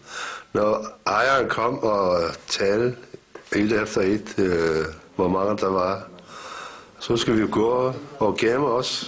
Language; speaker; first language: Danish; non-native, fluent; Turkish